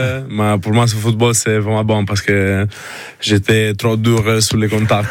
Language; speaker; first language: French; non-native, learner; Italian